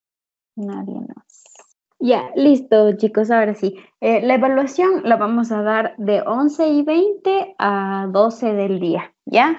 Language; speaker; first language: Spanish; native; Spanish